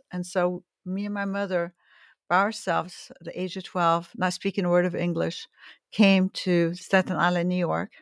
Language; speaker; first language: English; early bilingual, other home language; Arabic